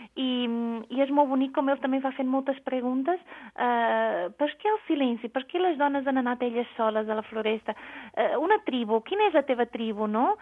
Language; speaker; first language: Catalan; non-native, fluent; Portuguese